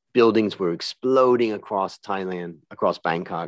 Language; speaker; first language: English; native; English